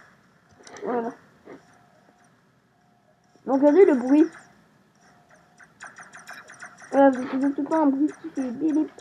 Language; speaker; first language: French; native; French